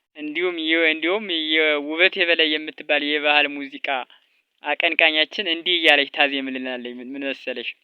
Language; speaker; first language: Amharic; native; Amharic